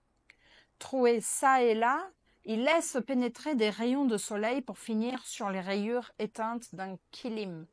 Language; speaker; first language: French; non-native, fluent; Portuguese